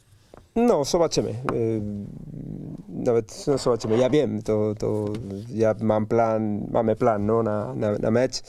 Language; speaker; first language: Polish; non-native, learner; Spanish